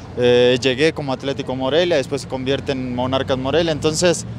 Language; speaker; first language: Spanish; native; Spanish